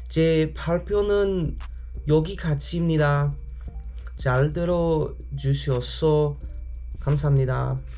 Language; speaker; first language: Korean; non-native, learner; English